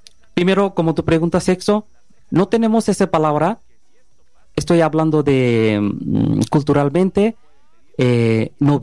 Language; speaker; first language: Spanish; non-native, learner; Bangla